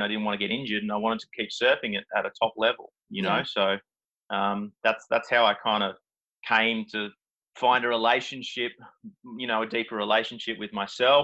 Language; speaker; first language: English; native; English